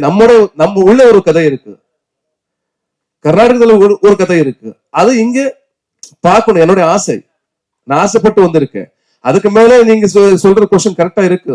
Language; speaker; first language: Tamil; non-native, learner; Kannada